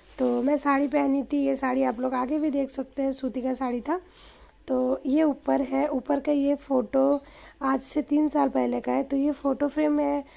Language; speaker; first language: Hindi; non-native, local second language; Bangla